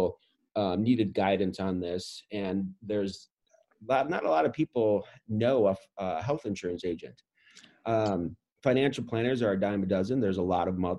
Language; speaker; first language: English; native; English